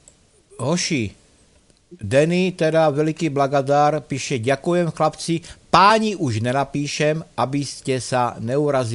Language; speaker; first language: Czech; native; Czech